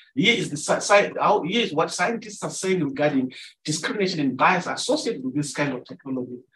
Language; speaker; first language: English; non-native, local second language; Shona